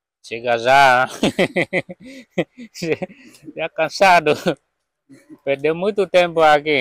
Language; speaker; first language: Portuguese; non-native, learner; Vietnamese